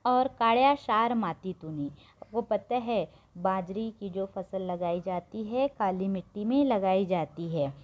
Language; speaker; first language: Hindi; non-native, local second language; Marathi